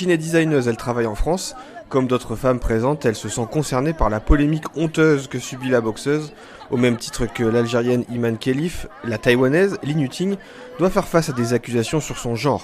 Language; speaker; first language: French; native; French